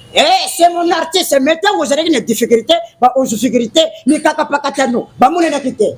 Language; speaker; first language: Lingala; non-native, local second language; Kongo